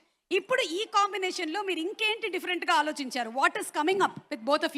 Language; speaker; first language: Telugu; native; Telugu